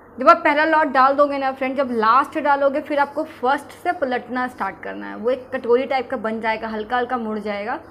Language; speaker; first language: Hindi; native; Hindi